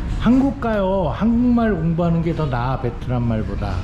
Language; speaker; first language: Korean; native; Korean